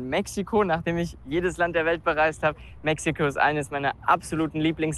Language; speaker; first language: German; native; German